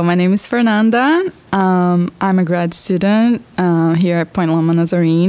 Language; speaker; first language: English; non-native, fluent; Portuguese